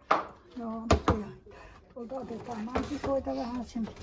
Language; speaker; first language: Finnish; native; Finnish